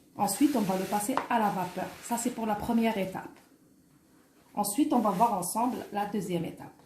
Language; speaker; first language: French; non-native, local second language; Arabic